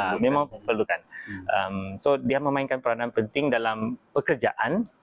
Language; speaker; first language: Malay; native; Malay